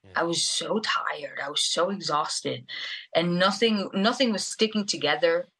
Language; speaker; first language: English; early bilingual, other home language; Spanish